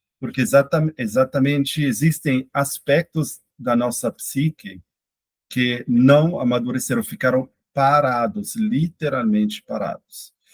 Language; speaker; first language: Portuguese; non-native, fluent; Italian